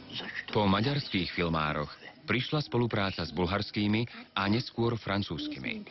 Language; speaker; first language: Slovak; native; Slovak